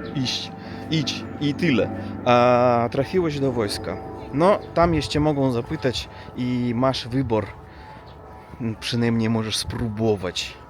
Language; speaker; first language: Polish; non-native, learner; Russian